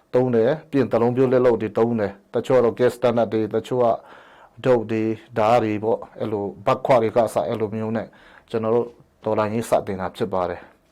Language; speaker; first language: Burmese; non-native, local second language; Hakha Chin